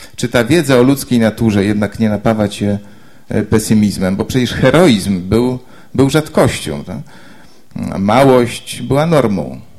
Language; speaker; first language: Polish; native; Polish